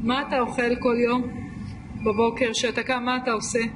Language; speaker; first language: Hebrew; native; Hebrew